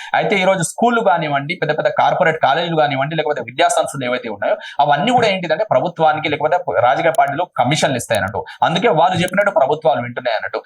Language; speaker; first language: Telugu; non-native, local second language; Urdu